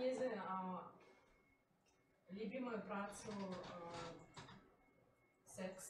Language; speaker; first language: Czech; non-native, learner; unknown